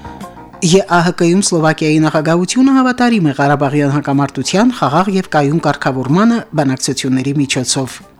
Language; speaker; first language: Armenian; native; Armenian